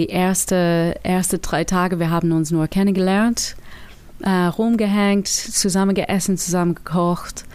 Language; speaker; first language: German; non-native, learner; English